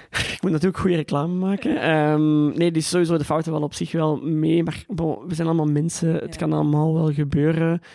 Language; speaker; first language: Dutch; native; Dutch